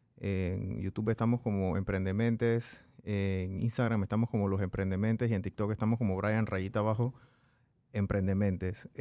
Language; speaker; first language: Spanish; native; Spanish